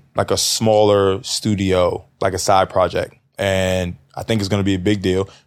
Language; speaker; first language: English; native; English